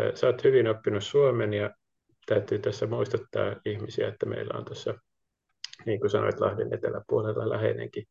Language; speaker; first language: Finnish; native; Finnish